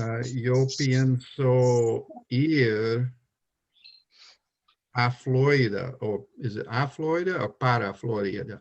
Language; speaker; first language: Spanish; non-native, learner; English